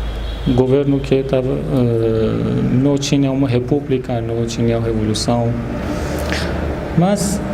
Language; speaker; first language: Portuguese; non-native, fluent; Persian